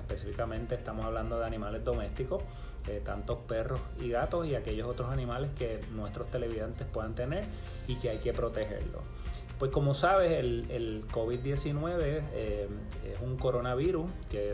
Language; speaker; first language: Spanish; native; Spanish